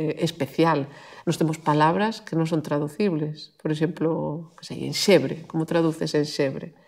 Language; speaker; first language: Galician; non-native, local second language; Spanish